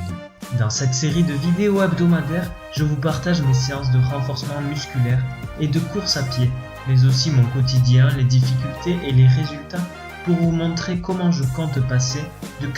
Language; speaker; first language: French; native; French